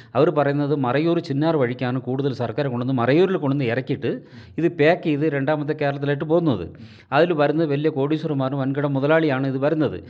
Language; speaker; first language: Malayalam; non-native, local second language; Tamil